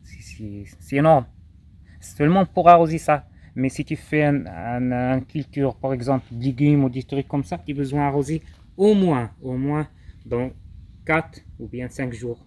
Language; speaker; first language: French; non-native, local second language; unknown